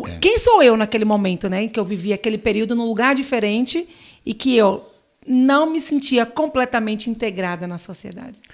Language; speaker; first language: Portuguese; native; Portuguese